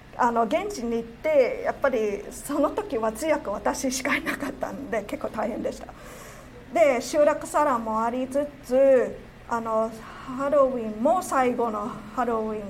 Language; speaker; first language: Japanese; non-native, fluent; Cantonese